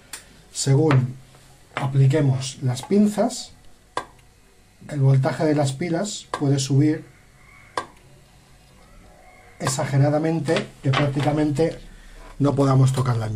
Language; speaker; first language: Spanish; native; Spanish